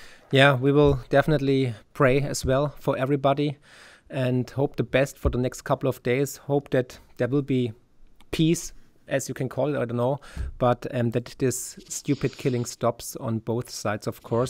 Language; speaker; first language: English; non-native, fluent; German